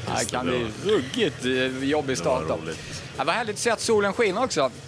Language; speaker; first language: Swedish; native; Swedish